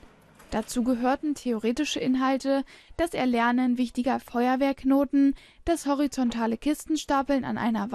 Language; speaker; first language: German; native; German